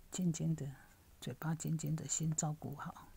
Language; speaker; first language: Chinese; native; Chinese